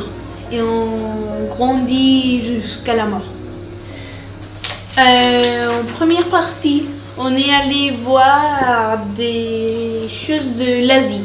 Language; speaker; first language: French; non-native, fluent; Spanish